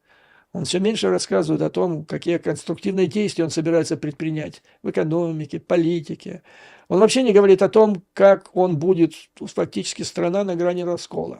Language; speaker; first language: Russian; native; Russian